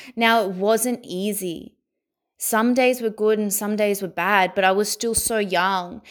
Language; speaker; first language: English; native; English